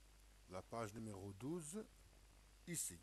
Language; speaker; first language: French; non-native, local second language; Arabic